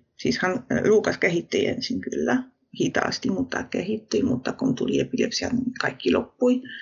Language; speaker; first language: Finnish; non-native, fluent; Polish